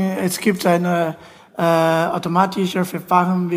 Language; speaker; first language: German; non-native, learner; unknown